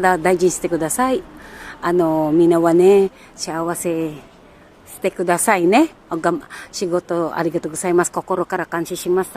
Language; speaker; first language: Japanese; non-native, learner; Filipino